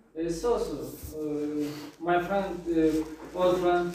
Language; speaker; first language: English; non-native, learner; Turkmen